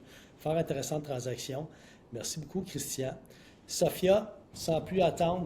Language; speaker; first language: French; native; French